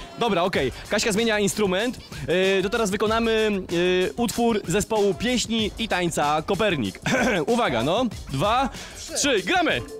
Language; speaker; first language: Polish; native; Polish